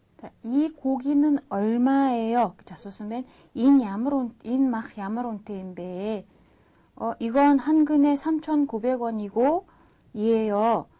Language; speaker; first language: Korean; non-native, fluent; Mongolian